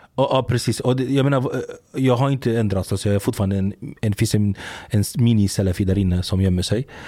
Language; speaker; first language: Swedish; early bilingual, other home language; Arabic